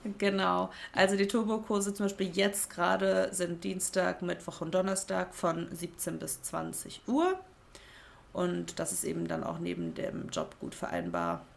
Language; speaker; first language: German; native; German